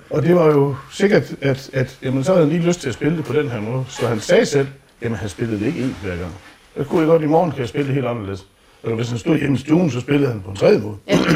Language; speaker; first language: Danish; native; Danish